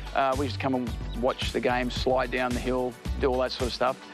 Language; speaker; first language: English; native; English